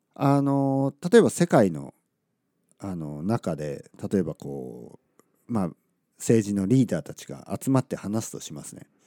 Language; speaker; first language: Japanese; native; Japanese